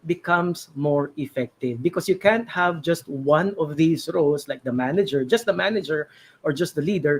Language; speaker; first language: English; non-native, local second language; Filipino